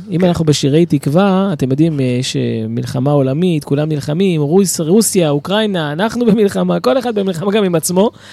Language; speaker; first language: Hebrew; native; Hebrew